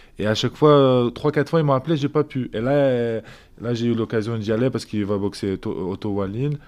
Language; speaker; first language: French; early bilingual, other home language; Azerbaijani